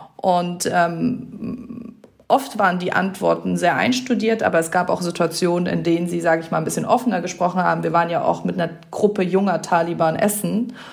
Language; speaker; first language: German; early bilingual, other home language; Persian